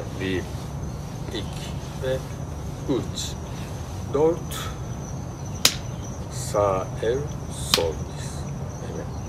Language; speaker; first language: Turkish; non-native, learner; Japanese